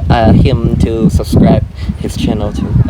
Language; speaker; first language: English; non-native, learner; Chinese